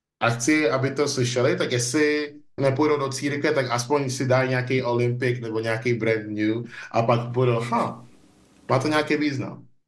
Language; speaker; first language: Czech; early bilingual, other home language; English